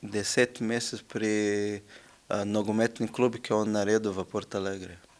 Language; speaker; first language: Slovenian; non-native, learner; Portuguese